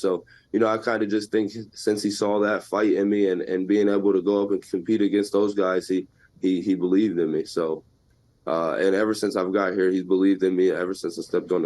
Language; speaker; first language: English; native; English